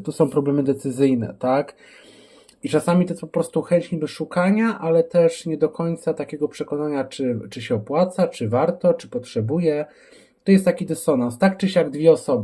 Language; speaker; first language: Polish; native; Polish